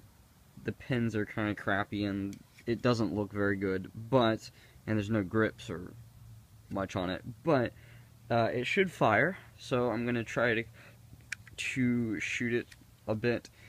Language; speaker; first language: English; native; English